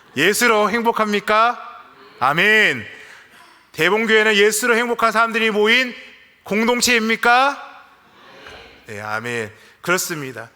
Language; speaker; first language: Korean; native; Korean